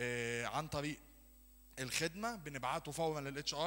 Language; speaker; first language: Arabic; native; Arabic